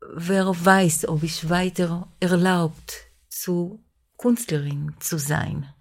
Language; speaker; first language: German; non-native, fluent; Hebrew